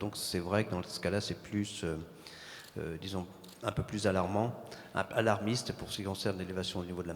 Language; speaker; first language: French; native; French